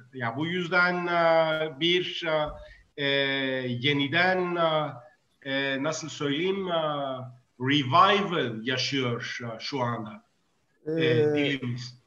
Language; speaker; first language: Turkish; non-native, fluent; Greek